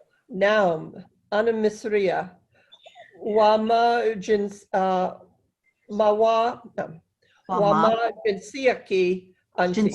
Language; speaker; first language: Arabic; non-native, learner; English